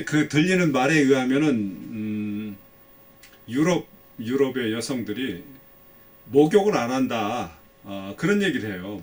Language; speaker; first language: Korean; native; Korean